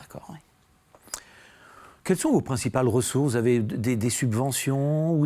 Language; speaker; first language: French; native; French